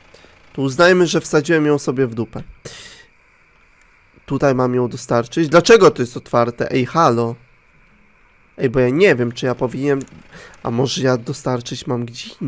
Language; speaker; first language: Polish; native; Polish